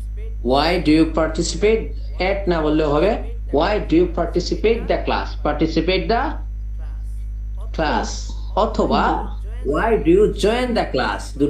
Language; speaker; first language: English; non-native, fluent; Bangla